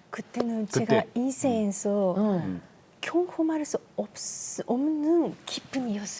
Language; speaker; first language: Korean; non-native, learner; Japanese